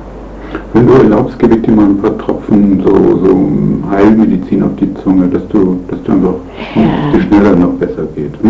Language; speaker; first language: German; native; German